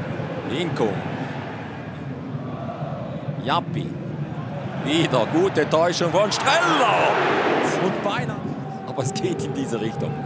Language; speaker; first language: German; native; German